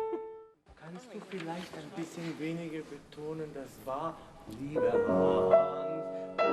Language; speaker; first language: German; non-native, fluent; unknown